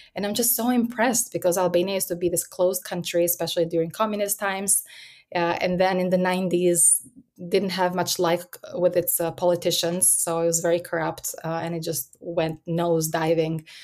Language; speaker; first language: English; early bilingual, other home language; Albanian